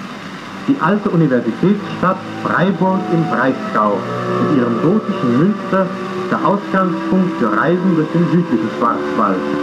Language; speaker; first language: German; native; German